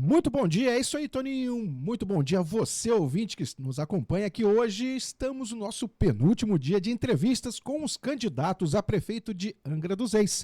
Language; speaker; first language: Portuguese; native; Portuguese